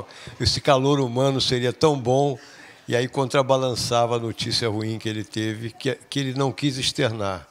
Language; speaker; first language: Portuguese; native; Portuguese